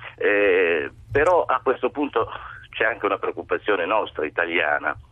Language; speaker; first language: Italian; native; Italian